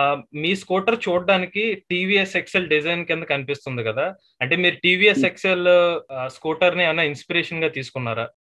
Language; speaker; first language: Telugu; native; Telugu